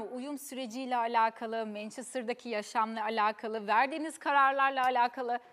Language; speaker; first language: Turkish; native; Turkish